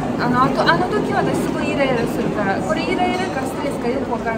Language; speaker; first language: Japanese; non-native, fluent; Romanian